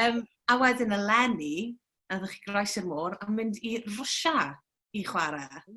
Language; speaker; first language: Welsh; native; Welsh